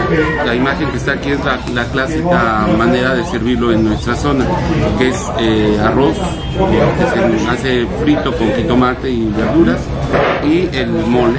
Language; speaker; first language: Spanish; native; Spanish